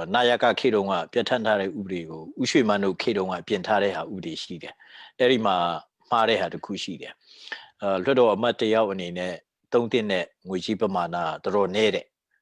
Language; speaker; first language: Burmese; non-native, local second language; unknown